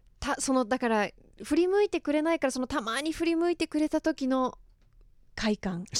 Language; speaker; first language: Japanese; native; Japanese